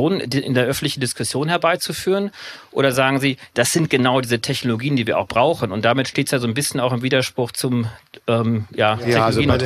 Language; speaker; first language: German; native; German